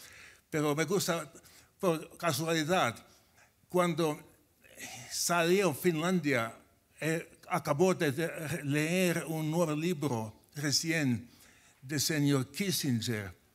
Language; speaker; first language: Spanish; non-native, fluent; Finnish